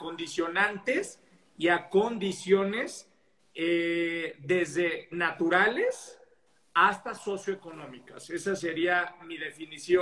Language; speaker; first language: Spanish; native; Spanish